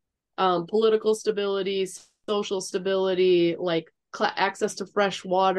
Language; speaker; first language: English; native; English